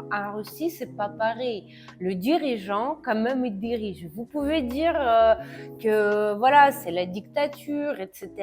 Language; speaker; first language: French; non-native, fluent; Russian